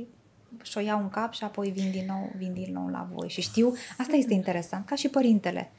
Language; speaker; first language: Romanian; native; Romanian